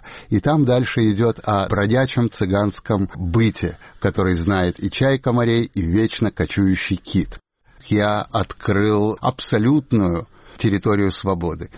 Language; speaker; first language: Russian; native; Russian